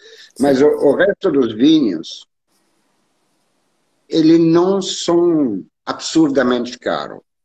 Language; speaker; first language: Portuguese; non-native, learner; French